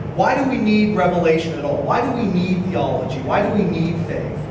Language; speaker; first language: English; native; English